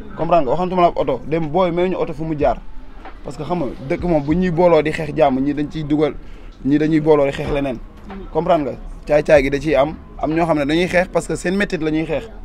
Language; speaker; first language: Wolof; native; Wolof